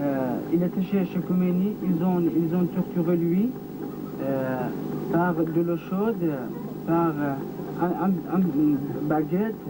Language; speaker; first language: French; non-native, learner; Kurdish